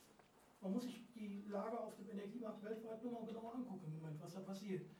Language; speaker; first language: German; native; German